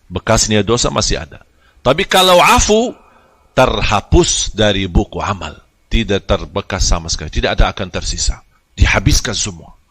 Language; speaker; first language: Malay; non-native, fluent; Arabic